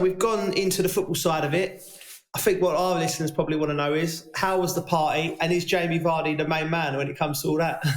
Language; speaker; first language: English; native; English